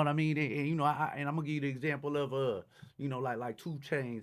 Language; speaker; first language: English; native; English